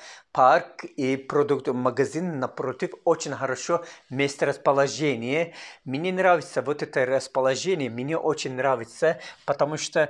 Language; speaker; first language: Russian; non-native, learner; Turkish